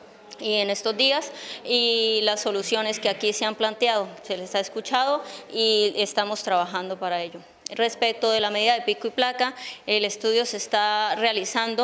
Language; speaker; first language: Spanish; native; Spanish